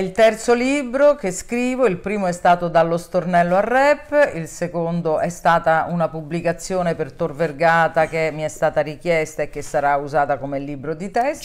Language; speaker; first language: Italian; native; Italian